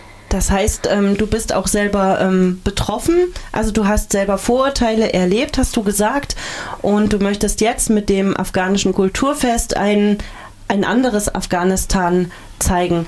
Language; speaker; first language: German; native; German